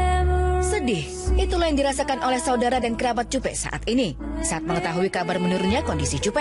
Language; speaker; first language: Indonesian; native; Indonesian